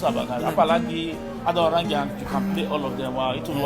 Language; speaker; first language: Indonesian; non-native, fluent; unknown